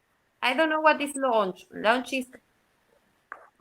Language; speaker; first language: English; non-native, learner; Spanish